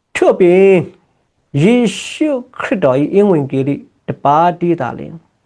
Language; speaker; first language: Burmese; non-native, local second language; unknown